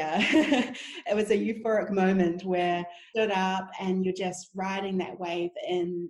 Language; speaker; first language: English; native; English